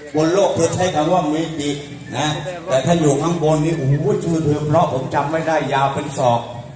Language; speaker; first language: Thai; native; Thai